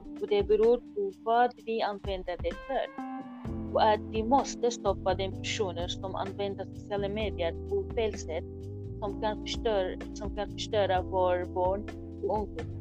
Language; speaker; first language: Swedish; non-native, learner; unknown